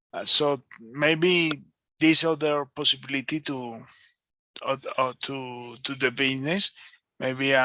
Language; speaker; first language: English; non-native, learner; Spanish